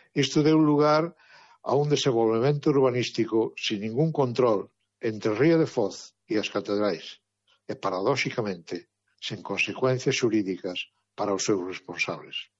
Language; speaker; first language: Galician; native; Galician